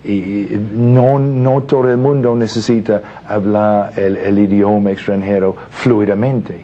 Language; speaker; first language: Spanish; non-native, fluent; English